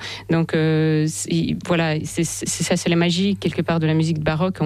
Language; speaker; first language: French; non-native, fluent; Russian